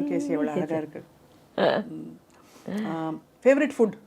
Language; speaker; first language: Telugu; native; Telugu